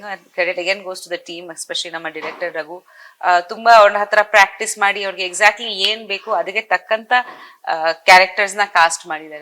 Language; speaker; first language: Kannada; non-native, fluent; Bangla